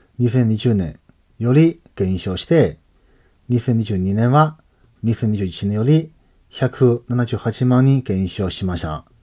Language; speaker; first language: Japanese; non-native, fluent; Chinese